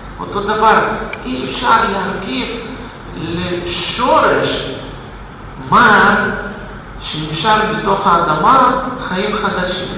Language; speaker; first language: Hebrew; non-native, fluent; Russian